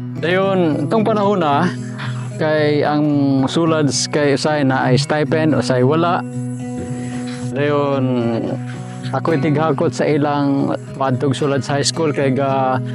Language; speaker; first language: Cebuano; native; Cebuano